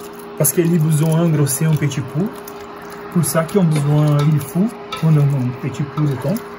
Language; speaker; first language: French; non-native, learner; Portuguese